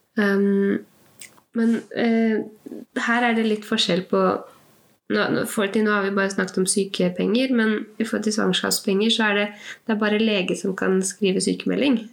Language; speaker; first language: Norwegian; native; Norwegian